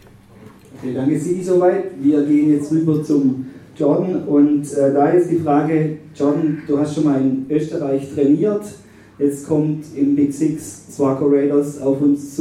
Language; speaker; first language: German; native; German